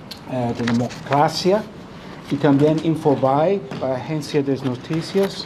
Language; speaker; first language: Spanish; non-native, fluent; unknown